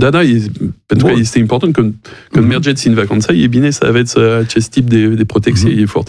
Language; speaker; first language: Romanian; non-native, learner; French